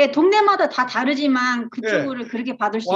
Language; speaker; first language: Korean; early bilingual, heritage; Korean